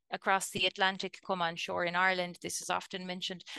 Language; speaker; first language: English; native; English